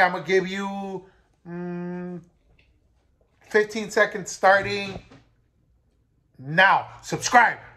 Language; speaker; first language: English; early bilingual, other home language; Spanish